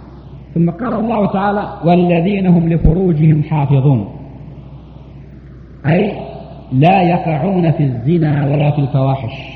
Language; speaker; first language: Arabic; native; Arabic